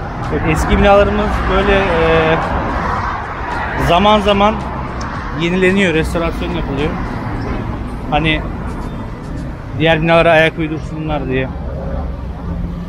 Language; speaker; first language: Turkish; native; Turkish